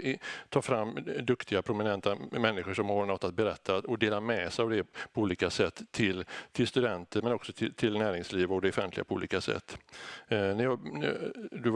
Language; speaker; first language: Swedish; native; Swedish